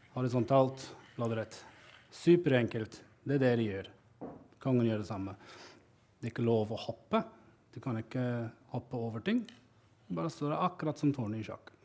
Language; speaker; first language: Norwegian; non-native, fluent; English